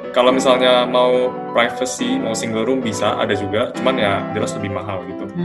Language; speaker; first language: Indonesian; native; Indonesian